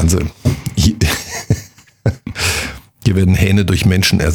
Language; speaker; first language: German; native; German